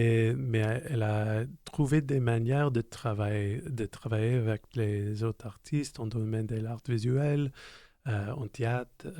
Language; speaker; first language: French; non-native, local second language; English